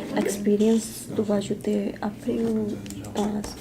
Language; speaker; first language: French; non-native, learner; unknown